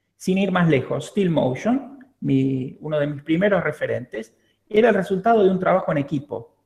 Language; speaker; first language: Spanish; native; Spanish